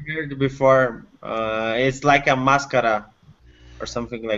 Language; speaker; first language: English; non-native, learner; Portuguese